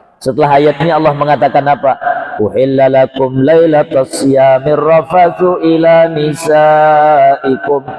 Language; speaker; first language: Malay; non-native, local second language; Sasak